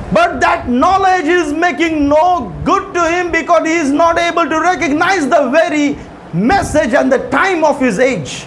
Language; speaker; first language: English; non-native, local second language; Marathi